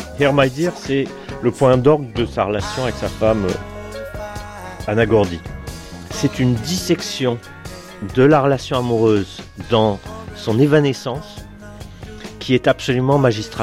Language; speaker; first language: French; native; French